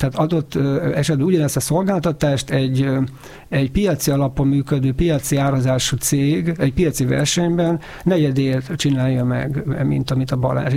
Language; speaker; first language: Hungarian; native; Hungarian